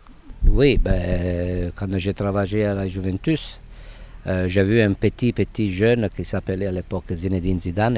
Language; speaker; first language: French; non-native, fluent; Italian